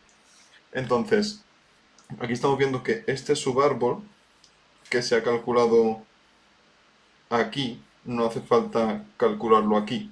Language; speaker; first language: Spanish; native; Spanish